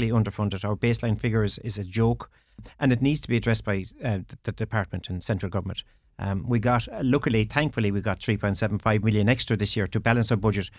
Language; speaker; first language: English; native; English